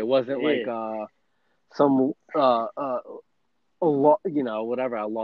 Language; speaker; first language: English; non-native, fluent; Spanish